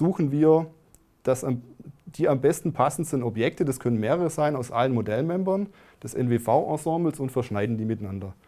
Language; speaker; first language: German; native; German